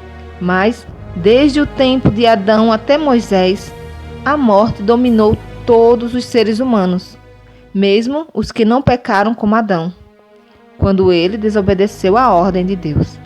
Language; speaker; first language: Portuguese; native; Portuguese